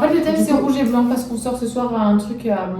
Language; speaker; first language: French; native; French